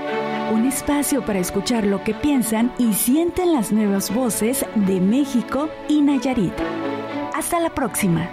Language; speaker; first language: Spanish; native; Spanish